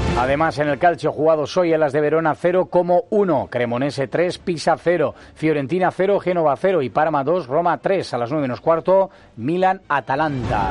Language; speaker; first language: Spanish; native; Spanish